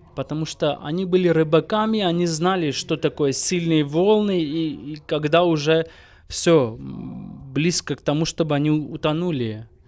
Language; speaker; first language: Russian; non-native, local second language; Armenian